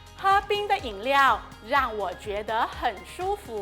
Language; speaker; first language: Chinese; non-native, fluent; Thai